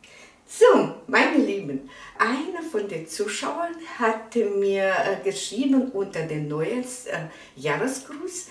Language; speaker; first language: German; non-native, fluent; Russian